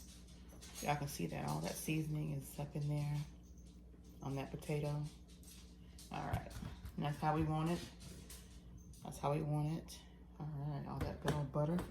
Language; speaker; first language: English; native; English